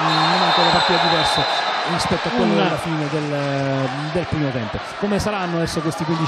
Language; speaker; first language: Italian; native; Italian